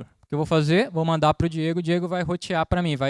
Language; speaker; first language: Portuguese; native; Portuguese